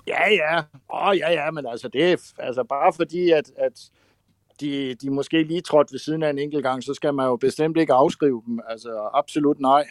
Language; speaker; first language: Danish; native; Danish